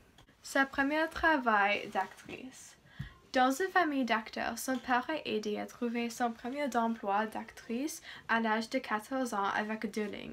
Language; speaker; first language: French; non-native, learner; English